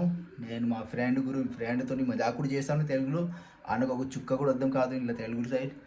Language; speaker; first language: Telugu; non-native, learner; Marwari